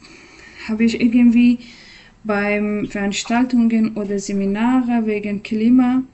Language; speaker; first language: German; non-native, learner; Persian